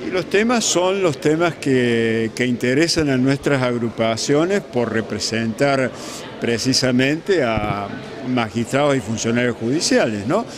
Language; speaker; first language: Spanish; native; Spanish